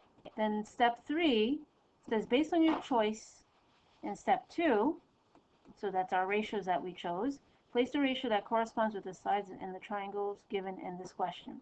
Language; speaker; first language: English; native; English